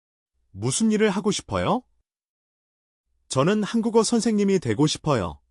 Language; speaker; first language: Korean; non-native, learner; Chinese